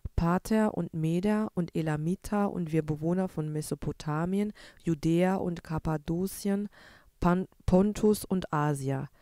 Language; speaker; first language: German; native; German